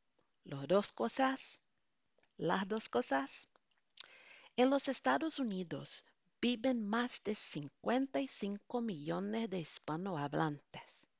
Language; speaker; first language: Spanish; non-native, fluent; Norwegian